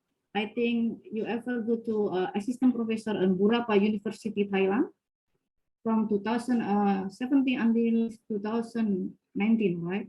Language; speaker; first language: English; non-native, fluent; Indonesian